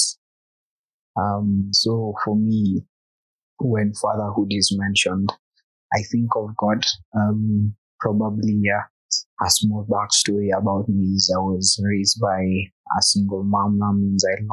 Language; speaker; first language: English; non-native, local second language; Swahili